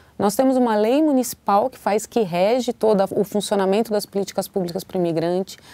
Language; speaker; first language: Portuguese; native; Portuguese